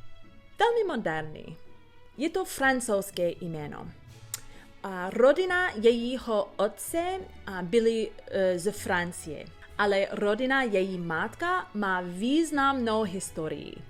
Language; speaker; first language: Czech; non-native, learner; English